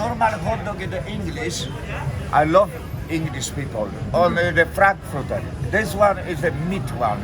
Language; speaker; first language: English; non-native, learner; Polish